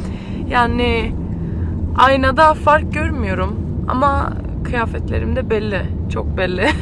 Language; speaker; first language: Turkish; early bilingual, heritage; Turkish